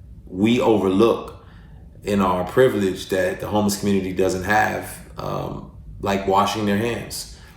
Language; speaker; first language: English; native; English